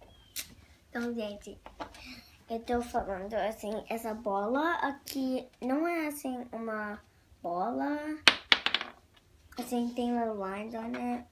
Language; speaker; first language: Portuguese; early bilingual, heritage; Portuguese